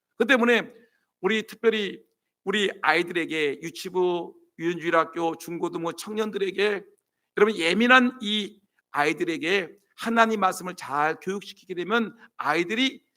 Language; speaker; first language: Korean; native; Korean